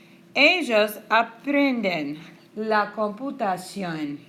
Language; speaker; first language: Spanish; non-native, fluent; English